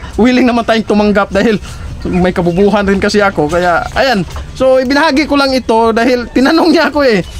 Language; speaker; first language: Filipino; non-native, local second language; Cebuano